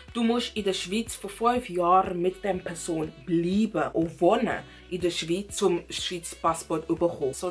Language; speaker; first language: German; non-native, fluent; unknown